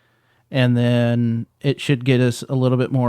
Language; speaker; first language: English; native; English